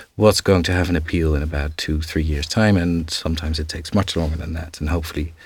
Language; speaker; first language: English; non-native, fluent; Dutch